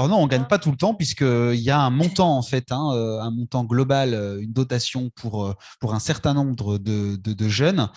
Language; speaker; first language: French; native; French